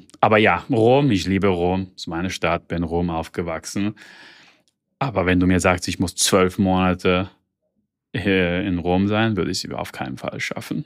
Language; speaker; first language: German; early bilingual, heritage; Italian